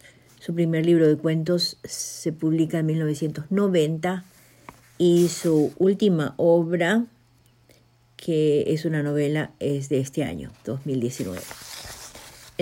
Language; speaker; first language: Spanish; native; Spanish